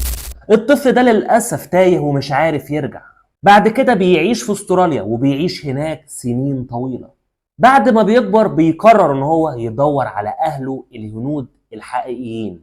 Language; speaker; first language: Arabic; native; Arabic